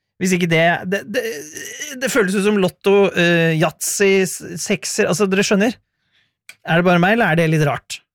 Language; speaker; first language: Norwegian; native; Norwegian